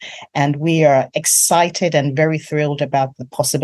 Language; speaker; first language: English; non-native, local second language; Yoruba